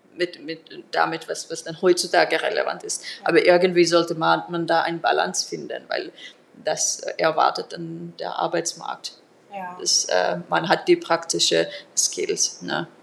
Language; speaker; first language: German; non-native, fluent; Finnish